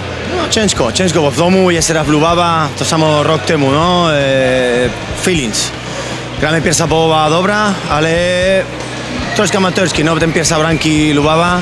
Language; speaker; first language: Polish; non-native, learner; Spanish